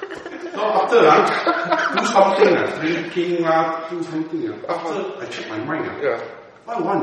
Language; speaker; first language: English; non-native, learner; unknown